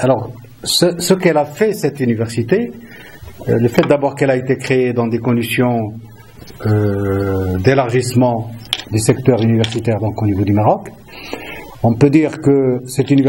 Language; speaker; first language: French; non-native, local second language; Arabic